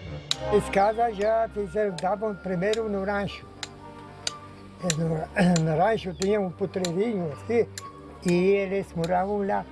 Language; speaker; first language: Portuguese; non-native, local second language; Polish